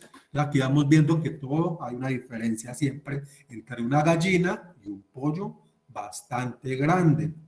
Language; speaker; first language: Spanish; native; Spanish